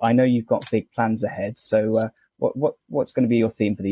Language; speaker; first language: English; native; English